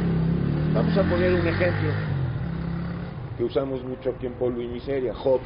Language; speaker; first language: Spanish; native; Spanish